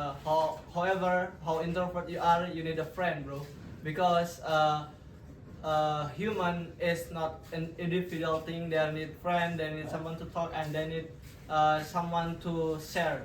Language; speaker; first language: English; non-native, learner; Indonesian